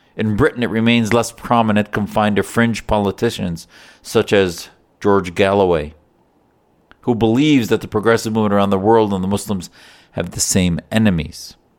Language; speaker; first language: English; native; English